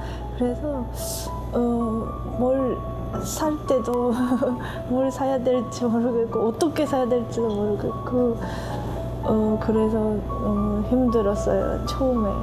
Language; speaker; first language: Korean; non-native, learner; Japanese